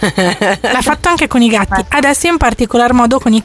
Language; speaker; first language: Italian; native; Italian